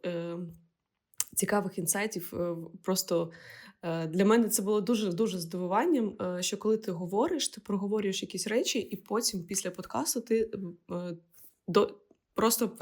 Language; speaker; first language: Ukrainian; non-native, local second language; Russian